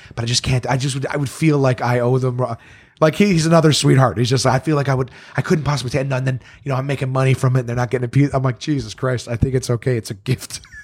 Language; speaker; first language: English; native; English